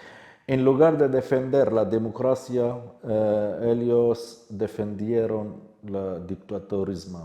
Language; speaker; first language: Spanish; non-native, fluent; Kurdish